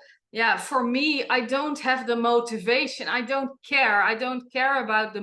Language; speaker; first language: English; non-native, fluent; Dutch